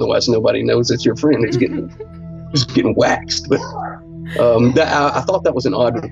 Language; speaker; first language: English; native; English